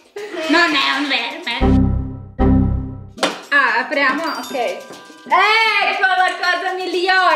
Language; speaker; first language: Italian; non-native, fluent; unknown